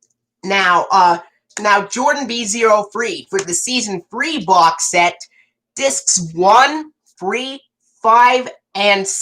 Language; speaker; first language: English; native; English